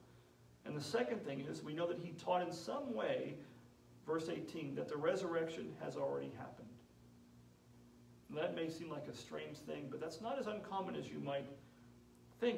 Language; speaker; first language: English; native; English